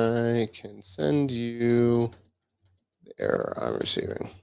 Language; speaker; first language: English; native; English